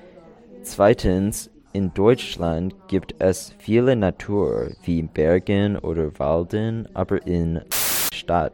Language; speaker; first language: German; non-native, learner; English